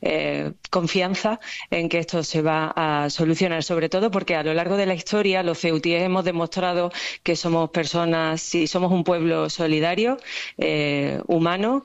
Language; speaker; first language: Spanish; native; Spanish